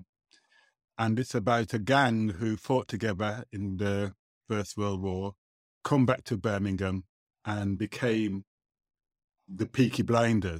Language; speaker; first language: English; native; English